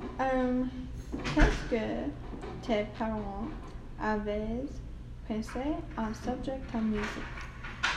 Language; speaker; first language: French; non-native, learner; English